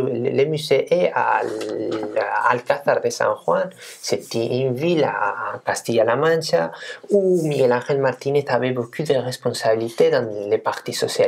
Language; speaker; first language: French; non-native, fluent; Spanish